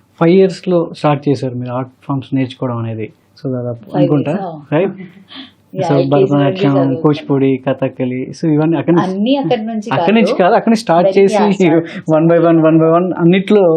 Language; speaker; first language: Telugu; native; Telugu